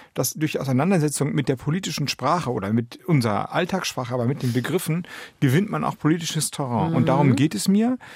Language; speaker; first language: German; native; German